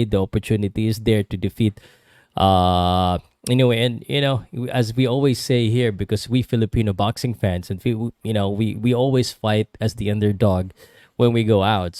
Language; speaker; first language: English; non-native, local second language; Filipino